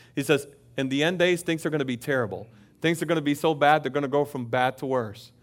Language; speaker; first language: English; native; English